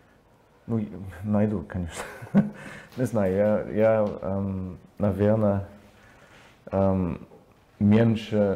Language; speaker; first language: Russian; non-native, learner; English